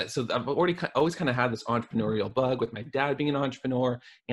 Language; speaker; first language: English; native; English